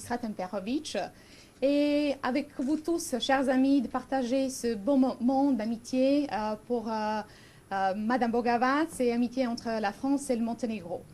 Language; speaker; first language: French; non-native, fluent; Serbian